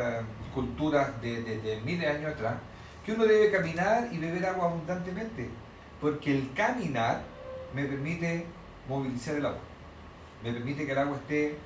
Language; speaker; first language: Spanish; native; Spanish